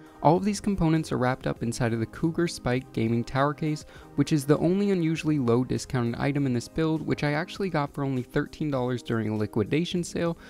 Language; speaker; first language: English; native; English